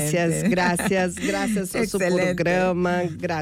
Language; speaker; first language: Spanish; non-native, fluent; Portuguese